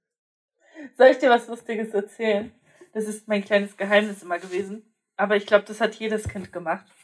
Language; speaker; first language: German; non-native, local second language; Polish